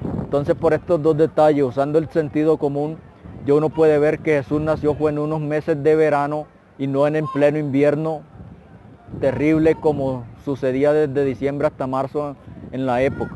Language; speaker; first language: Spanish; native; Spanish